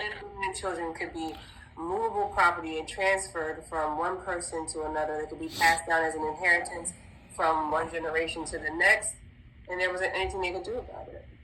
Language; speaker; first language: English; native; English